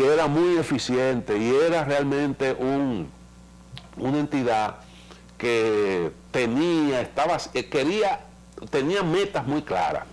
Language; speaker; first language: Spanish; native; Spanish